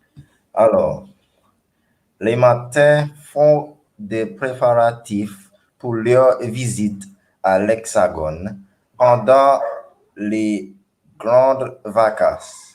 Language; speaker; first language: French; non-native, learner; English